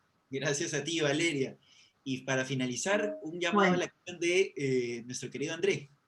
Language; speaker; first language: Spanish; native; Spanish